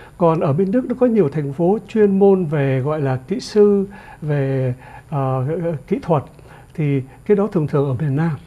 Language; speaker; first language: Vietnamese; native; Vietnamese